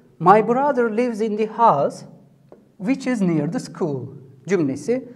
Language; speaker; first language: English; non-native, fluent; Turkish